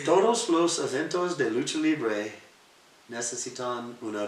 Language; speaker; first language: Spanish; non-native, learner; English